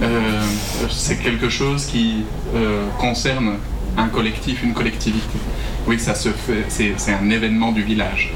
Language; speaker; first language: French; native; French